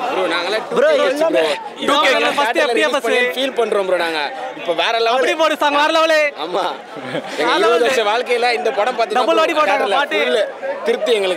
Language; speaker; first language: Tamil; native; Tamil